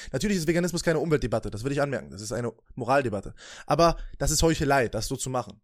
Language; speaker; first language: German; native; German